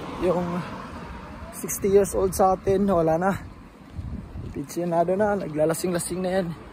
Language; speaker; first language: Filipino; native; Filipino